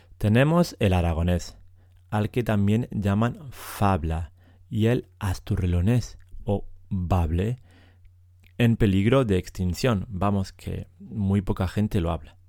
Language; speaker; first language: Spanish; native; Spanish